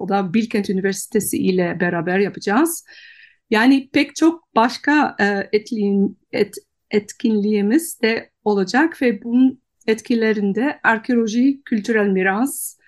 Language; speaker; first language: Turkish; non-native, fluent; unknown